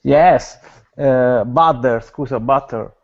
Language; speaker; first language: English; non-native, learner; Italian